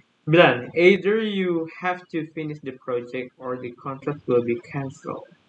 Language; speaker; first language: English; non-native, fluent; Indonesian